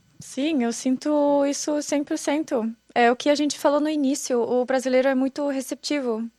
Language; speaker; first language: Portuguese; non-native, fluent; German